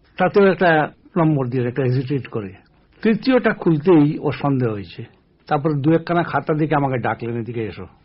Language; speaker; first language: Bangla; native; Bangla